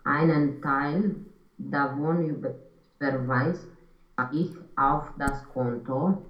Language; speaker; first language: German; non-native, learner; Romanian